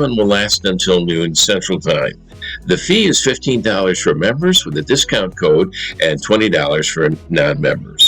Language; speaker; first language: English; native; English